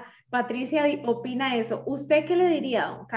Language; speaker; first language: Spanish; native; Spanish